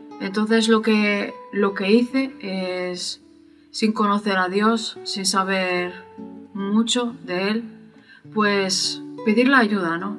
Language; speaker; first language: Spanish; non-native, fluent; Bulgarian